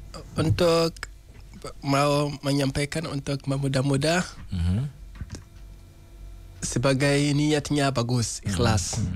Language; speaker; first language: Indonesian; non-native, learner; Hausa